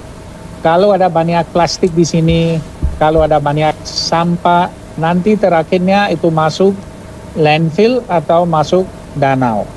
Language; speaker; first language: Indonesian; non-native, fluent; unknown